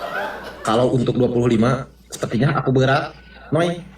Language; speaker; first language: Indonesian; non-native, local second language; Sundanese